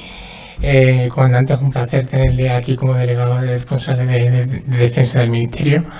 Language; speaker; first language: Spanish; native; Spanish